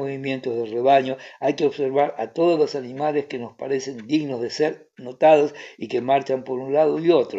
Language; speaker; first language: Spanish; native; Spanish